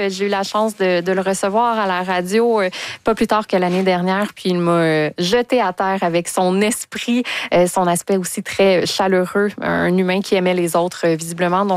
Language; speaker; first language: French; native; French